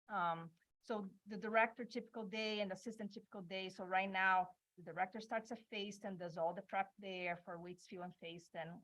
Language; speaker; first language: English; non-native, fluent; Portuguese